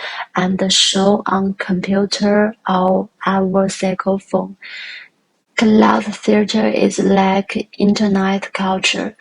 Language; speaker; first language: English; non-native, learner; Chinese